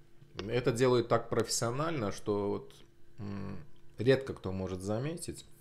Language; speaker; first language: Russian; non-native, local second language; Azerbaijani